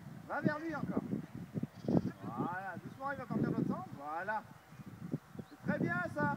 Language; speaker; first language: French; native; French